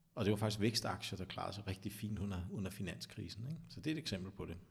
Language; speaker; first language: Danish; native; Danish